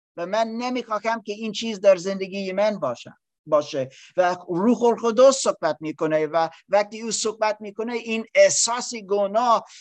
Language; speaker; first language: Persian; non-native, learner; English